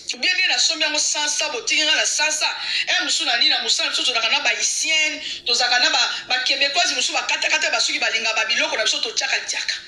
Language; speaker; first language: Lingala; native; Lingala